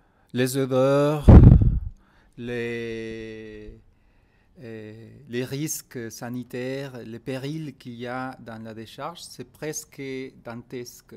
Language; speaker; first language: French; non-native, fluent; Spanish